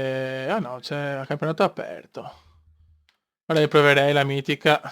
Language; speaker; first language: Italian; native; Italian